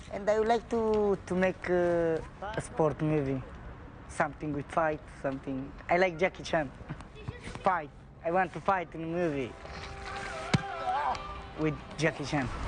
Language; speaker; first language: English; non-native, learner; Romanian